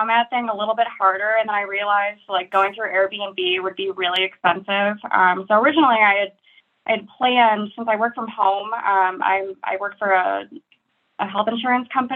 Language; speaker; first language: English; native; English